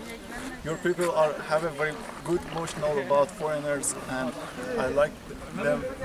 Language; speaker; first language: English; non-native, learner; Persian